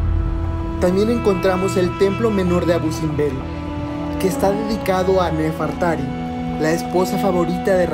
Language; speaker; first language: Spanish; native; Spanish